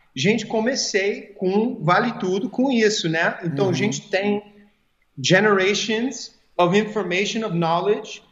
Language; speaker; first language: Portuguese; early bilingual, heritage; English